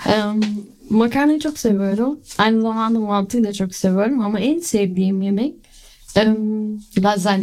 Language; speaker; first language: Turkish; early bilingual, other home language; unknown